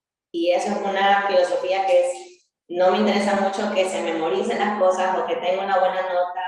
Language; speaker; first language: Spanish; native; Spanish